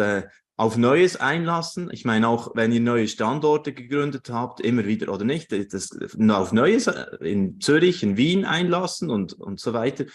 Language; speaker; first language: German; native; German